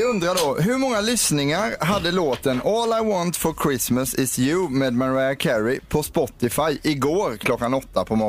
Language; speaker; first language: Swedish; native; Swedish